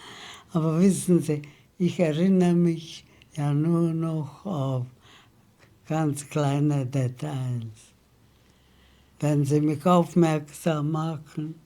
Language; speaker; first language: German; early bilingual, heritage; German